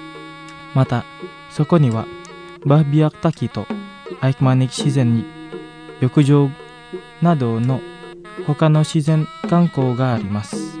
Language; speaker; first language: Japanese; non-native, fluent; Indonesian